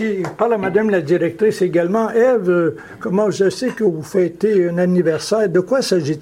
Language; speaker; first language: French; native; French